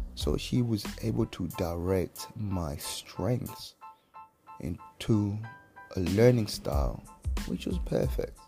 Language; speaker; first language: English; non-native, local second language; Nyanja